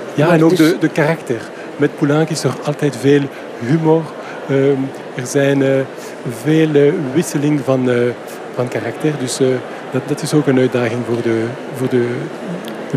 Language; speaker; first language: Dutch; non-native, fluent; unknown